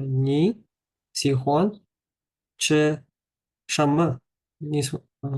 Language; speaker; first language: Chinese; non-native, learner; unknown